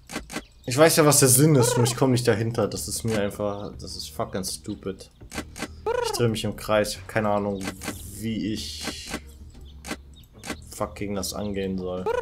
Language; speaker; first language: German; native; German